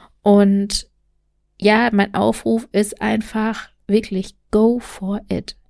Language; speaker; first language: German; native; German